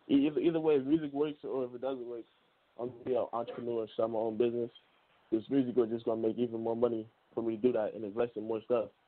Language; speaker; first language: English; native; English